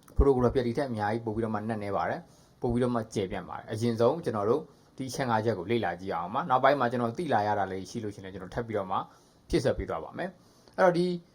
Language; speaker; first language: Burmese; native; Burmese